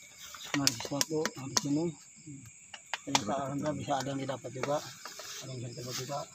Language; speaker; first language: Indonesian; native; Indonesian